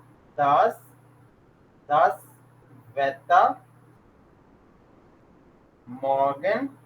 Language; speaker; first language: German; non-native, fluent; Urdu